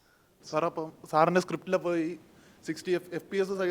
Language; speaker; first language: Malayalam; native; Malayalam